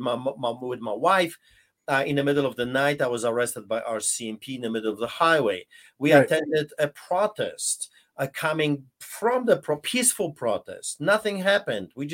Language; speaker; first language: English; non-native, fluent; Polish